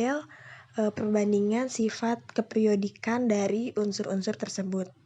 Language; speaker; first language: Indonesian; native; Indonesian